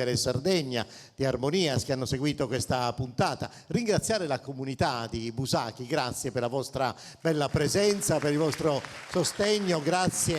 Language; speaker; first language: Italian; native; Italian